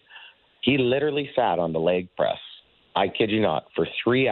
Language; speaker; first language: English; native; English